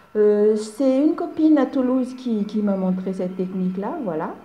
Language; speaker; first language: French; non-native, local second language; Malagasy